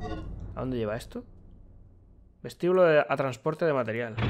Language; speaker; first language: Spanish; native; Spanish